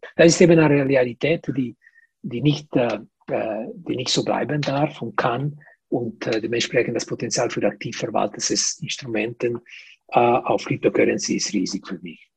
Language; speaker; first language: German; non-native, fluent; Italian